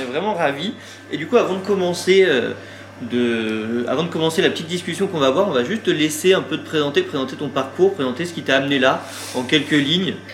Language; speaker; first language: French; native; French